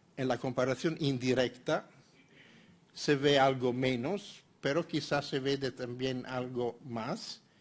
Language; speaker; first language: Spanish; non-native, fluent; Italian